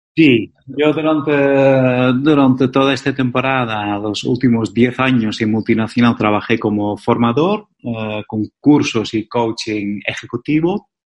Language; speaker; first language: Spanish; non-native, fluent; Dutch